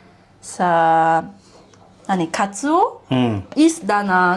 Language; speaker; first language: Filipino; non-native, learner; Japanese